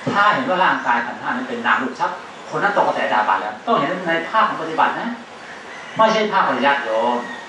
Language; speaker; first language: Thai; native; Thai